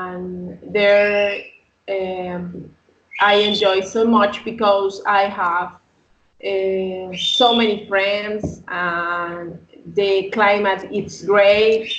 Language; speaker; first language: English; non-native, learner; Spanish